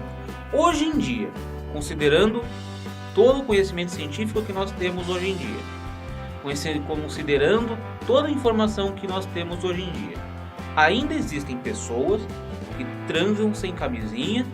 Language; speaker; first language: Portuguese; native; Portuguese